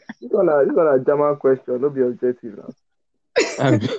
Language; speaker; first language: English; non-native, local second language; Yoruba